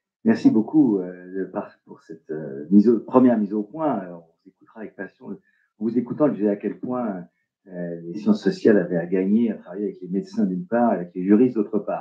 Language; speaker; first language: French; native; French